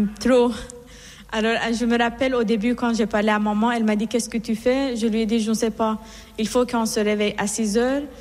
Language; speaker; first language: French; non-native, fluent; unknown